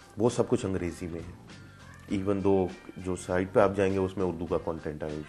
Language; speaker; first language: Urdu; native; Urdu